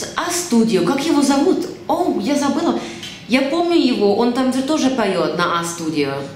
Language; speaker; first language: Russian; early bilingual, heritage; Russian